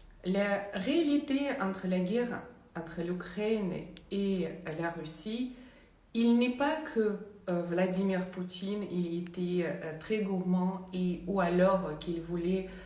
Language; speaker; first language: French; non-native, fluent; Russian